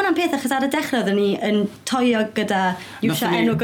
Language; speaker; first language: Welsh; native; Welsh